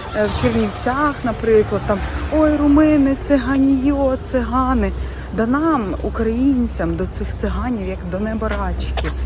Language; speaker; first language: Ukrainian; native; Ukrainian